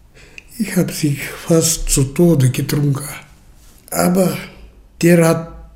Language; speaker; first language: German; early bilingual, heritage; German